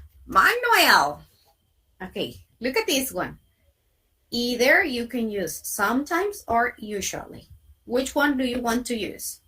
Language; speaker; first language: English; non-native, fluent; Spanish